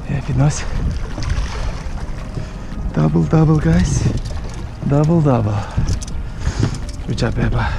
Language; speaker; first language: English; non-native, learner; Ukrainian